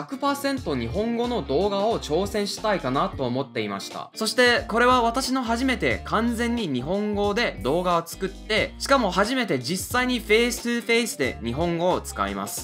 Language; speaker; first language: Japanese; non-native, fluent; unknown